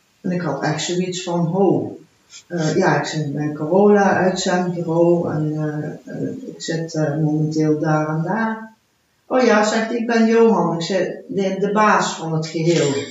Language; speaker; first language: Dutch; early bilingual, heritage; Dutch